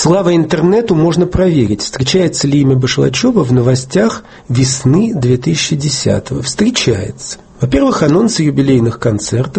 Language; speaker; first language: Russian; native; Russian